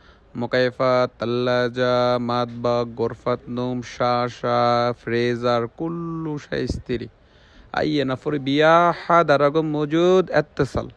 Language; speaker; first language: Arabic; non-native, learner; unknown